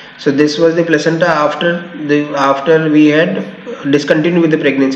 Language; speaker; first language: English; non-native, local second language; Hindi